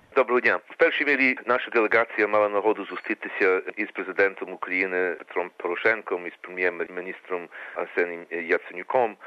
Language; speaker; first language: Ukrainian; early bilingual, heritage; Ukrainian